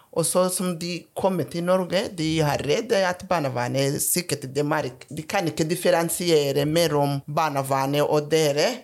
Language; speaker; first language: Norwegian; non-native, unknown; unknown